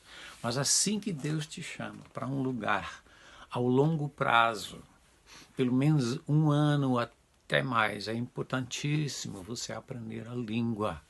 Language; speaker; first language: Portuguese; non-native, fluent; Dutch